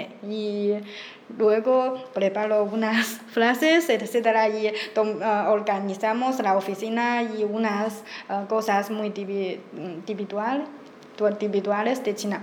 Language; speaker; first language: Spanish; non-native, learner; Chinese